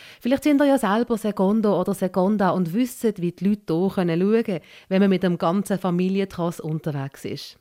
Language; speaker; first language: German; early bilingual, other home language; Malayalam